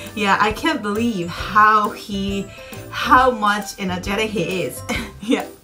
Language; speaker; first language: English; non-native, fluent; Japanese